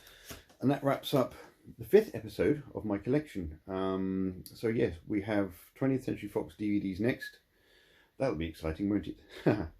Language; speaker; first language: English; native; English